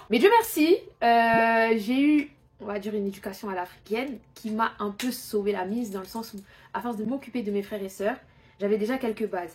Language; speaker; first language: French; early bilingual, other home language; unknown